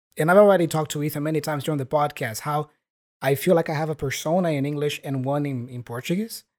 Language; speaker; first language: English; non-native, fluent; Portuguese